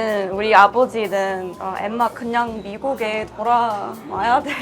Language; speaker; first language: Korean; non-native, fluent; English